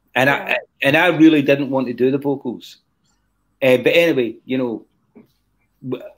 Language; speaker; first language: English; native; English